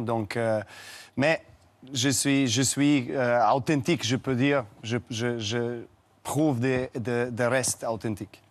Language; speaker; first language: French; non-native, learner; Serbian